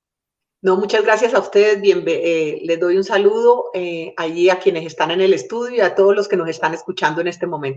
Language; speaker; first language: Spanish; native; Spanish